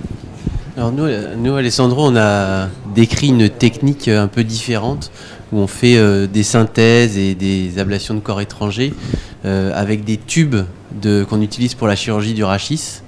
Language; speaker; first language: French; native; French